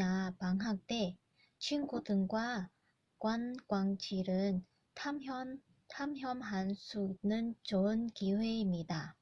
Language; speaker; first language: Korean; non-native, learner; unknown